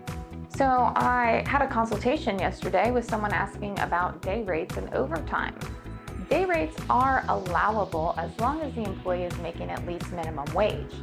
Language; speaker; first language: English; native; English